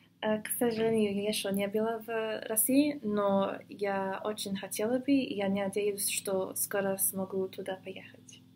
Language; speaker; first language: Russian; non-native, fluent; English